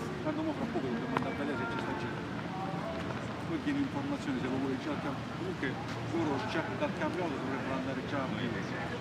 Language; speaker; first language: Italian; native; Italian